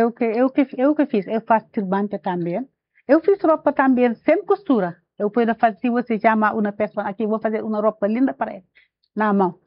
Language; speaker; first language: Portuguese; non-native, learner; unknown